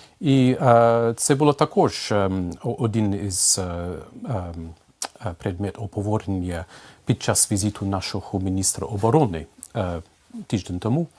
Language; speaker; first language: Ukrainian; non-native, fluent; English